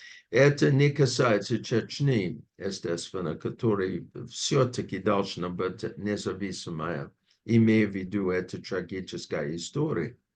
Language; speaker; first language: Russian; non-native, fluent; English